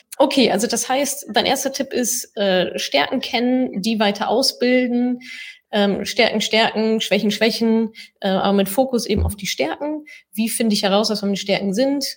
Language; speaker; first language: German; native; German